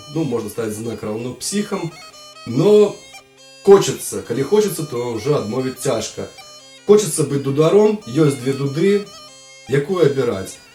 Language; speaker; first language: Belarusian; native; Belarusian